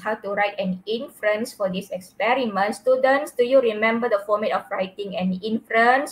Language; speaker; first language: English; non-native, local second language; Malay